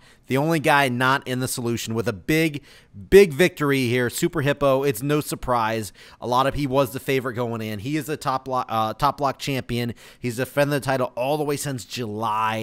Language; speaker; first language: English; native; English